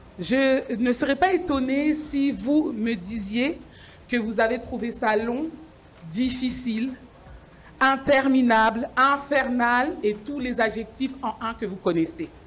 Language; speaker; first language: French; early bilingual, other home language; Lingala